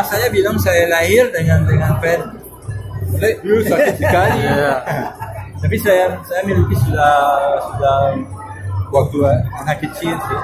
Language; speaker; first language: Indonesian; non-native, fluent; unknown